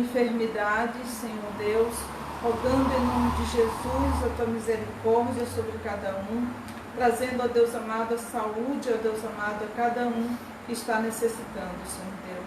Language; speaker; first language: Portuguese; native; Portuguese